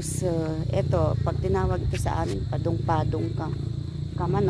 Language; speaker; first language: Filipino; non-native, local second language; Hiligaynon